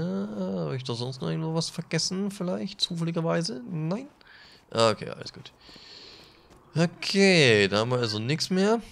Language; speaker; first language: German; native; German